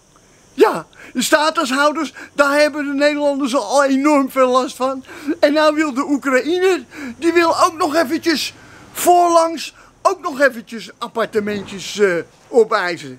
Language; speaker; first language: Dutch; native; Dutch